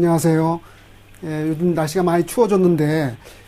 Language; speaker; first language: Korean; native; Korean